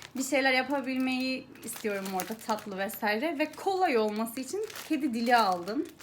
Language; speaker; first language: Turkish; early bilingual, heritage; Turkish